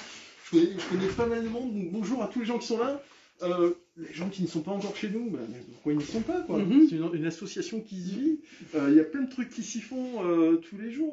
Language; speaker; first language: French; native; French